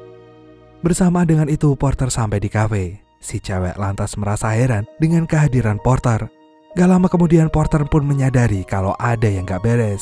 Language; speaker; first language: Indonesian; native; Indonesian